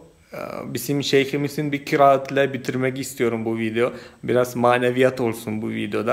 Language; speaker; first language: Turkish; non-native, fluent; Malayalam